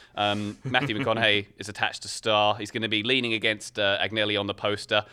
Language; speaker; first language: English; native; English